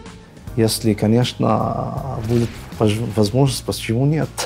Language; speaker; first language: Russian; non-native, fluent; Arabic